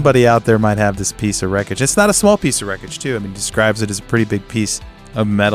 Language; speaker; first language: English; native; English